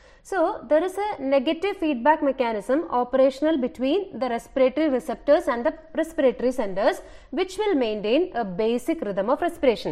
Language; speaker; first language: English; non-native, local second language; Malayalam